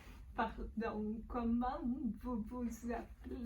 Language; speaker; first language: French; non-native, learner; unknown